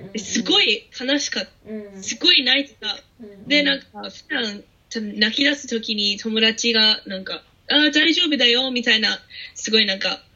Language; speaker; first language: Japanese; non-native, fluent; English